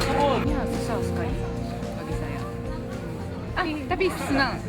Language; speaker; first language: Indonesian; non-native, learner; Japanese